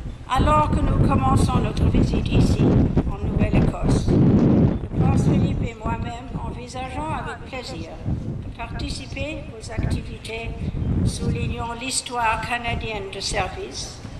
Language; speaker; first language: French; non-native, fluent; English